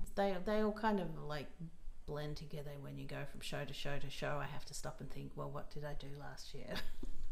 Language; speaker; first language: English; native; English